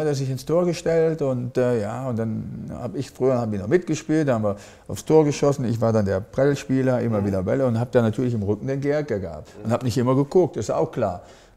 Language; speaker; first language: German; native; German